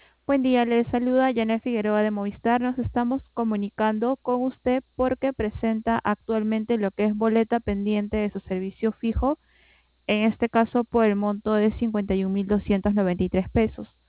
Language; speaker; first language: Spanish; native; Spanish